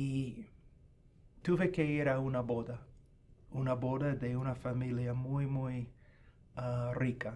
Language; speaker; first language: Spanish; non-native, fluent; English